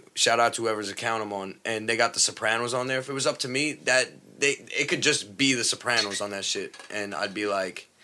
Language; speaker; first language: English; native; English